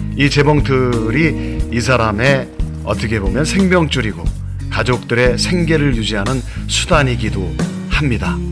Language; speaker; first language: Korean; native; Korean